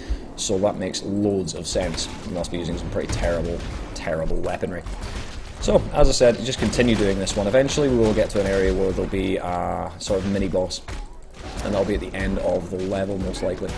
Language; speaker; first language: English; native; English